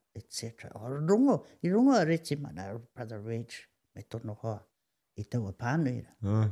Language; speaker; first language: Māori; native; Māori